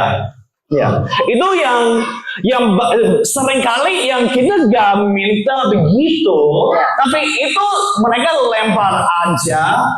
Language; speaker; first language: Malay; non-native, learner; English